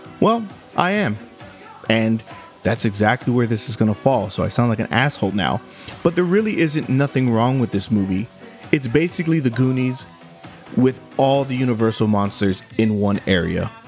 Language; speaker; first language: English; native; English